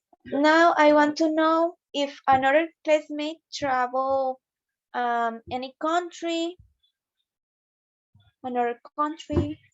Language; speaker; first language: English; non-native, learner; Spanish